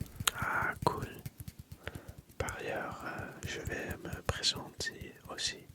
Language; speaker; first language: French; early bilingual, other home language; Dutch